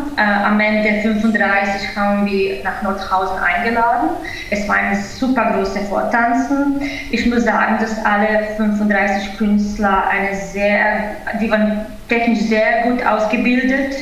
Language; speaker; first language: German; non-native, fluent; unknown